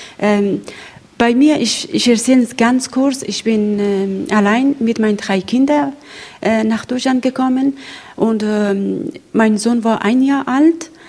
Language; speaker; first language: German; non-native, learner; Persian